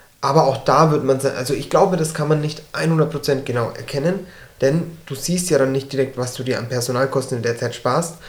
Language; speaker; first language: German; early bilingual, other home language; Turkish